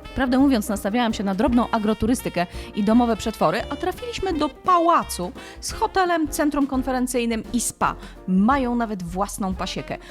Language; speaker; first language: Polish; native; Polish